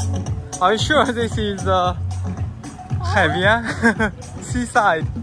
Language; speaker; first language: English; non-native, learner; Chinese